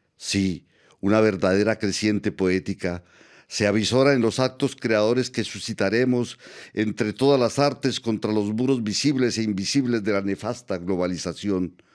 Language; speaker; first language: Spanish; native; Spanish